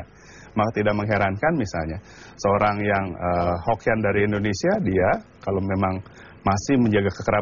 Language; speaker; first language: Indonesian; native; Indonesian